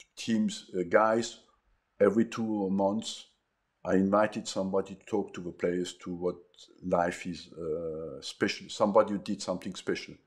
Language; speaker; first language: English; non-native, fluent; French